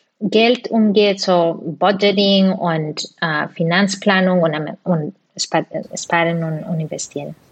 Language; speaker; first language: German; non-native, fluent; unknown